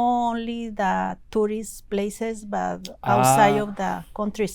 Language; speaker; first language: English; non-native, learner; Spanish